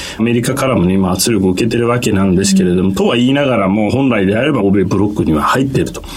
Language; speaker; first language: Japanese; non-native, fluent; Turkish